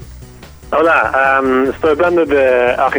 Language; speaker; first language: Spanish; non-native, fluent; English